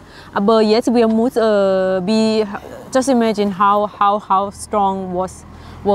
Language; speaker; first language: German; non-native, learner; Thai